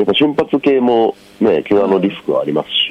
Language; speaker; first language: Japanese; native; Japanese